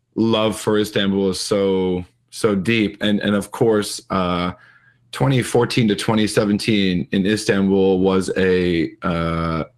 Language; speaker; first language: English; native; English